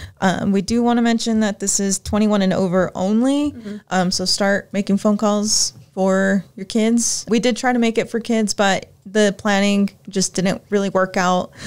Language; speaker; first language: English; native; English